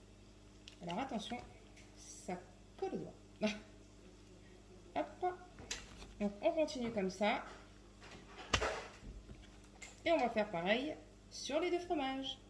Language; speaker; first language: French; native; French